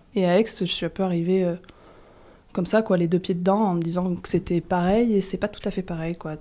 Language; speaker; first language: French; native; French